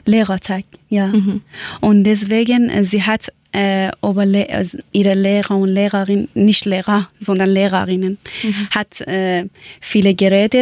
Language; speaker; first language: German; non-native, learner; Persian